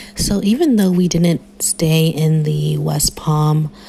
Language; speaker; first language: English; native; English